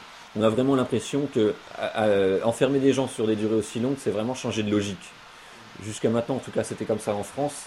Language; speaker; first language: French; native; French